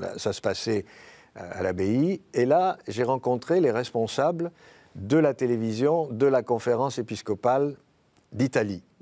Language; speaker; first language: French; native; French